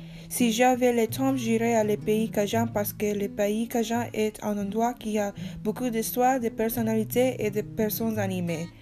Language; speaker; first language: French; non-native, learner; English